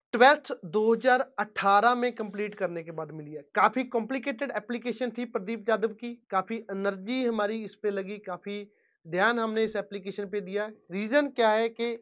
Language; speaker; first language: Hindi; non-native, local second language; Punjabi